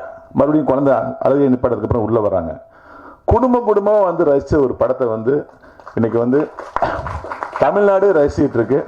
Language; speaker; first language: Tamil; native; Tamil